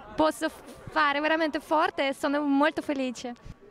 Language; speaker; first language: Italian; non-native, learner; Ukrainian